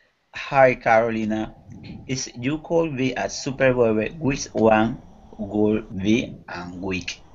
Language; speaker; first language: English; non-native, learner; Spanish